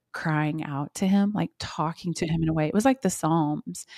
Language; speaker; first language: English; native; English